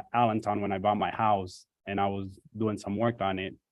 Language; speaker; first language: English; native; English